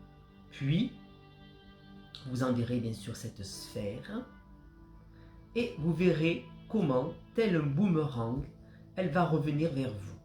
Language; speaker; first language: French; native; French